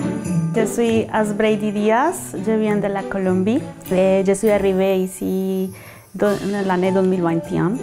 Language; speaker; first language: French; non-native, learner; Spanish